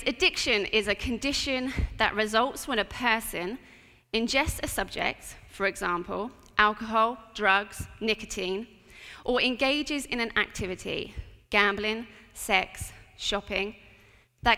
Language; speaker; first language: English; native; English